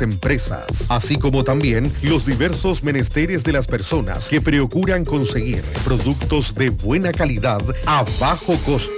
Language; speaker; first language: Spanish; native; Spanish